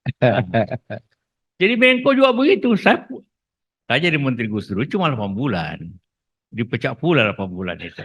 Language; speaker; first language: Indonesian; non-native, local second language; Buginese